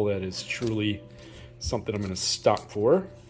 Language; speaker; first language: English; native; English